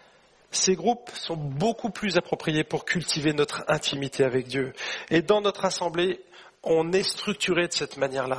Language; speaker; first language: French; native; French